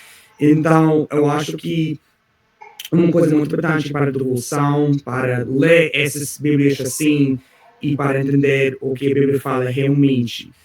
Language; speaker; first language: Portuguese; non-native, learner; English